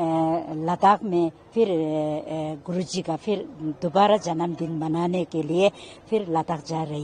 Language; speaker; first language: Hindi; non-native, local second language; Tibetan